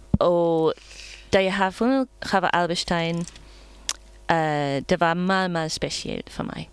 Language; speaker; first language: Danish; non-native, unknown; English